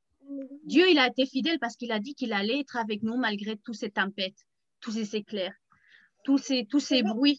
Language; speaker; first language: French; native; French